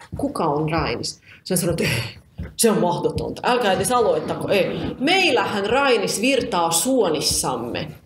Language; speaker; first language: Finnish; non-native, fluent; Latvian